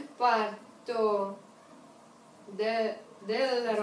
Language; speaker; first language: Italian; non-native, learner; Russian